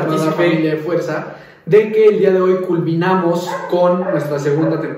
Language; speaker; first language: Spanish; native; Spanish